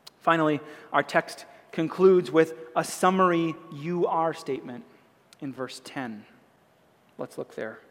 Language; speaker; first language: English; native; English